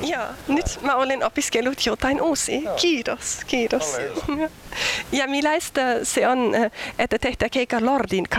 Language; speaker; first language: Finnish; non-native, learner; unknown